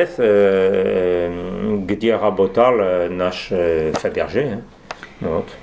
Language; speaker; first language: Russian; non-native, learner; French